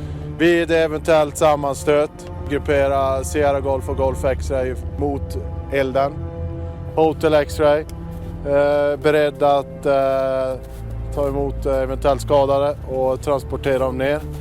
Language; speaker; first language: Swedish; native; Swedish